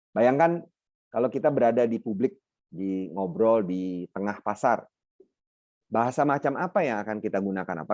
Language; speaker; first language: Indonesian; non-native, local second language; Minangkabau